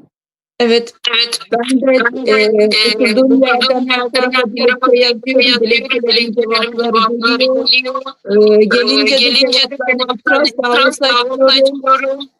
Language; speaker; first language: Turkish; non-native, learner; Turkmen